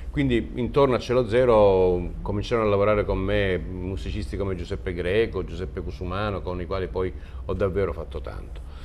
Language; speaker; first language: Italian; native; Italian